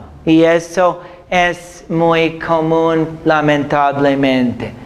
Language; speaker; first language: Spanish; non-native, fluent; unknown